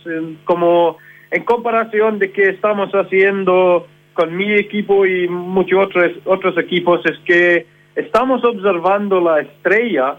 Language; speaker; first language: Spanish; non-native, fluent; English